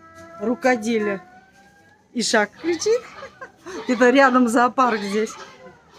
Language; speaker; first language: Russian; native; Russian